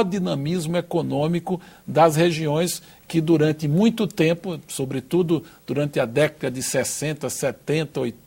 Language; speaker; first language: Portuguese; native; Portuguese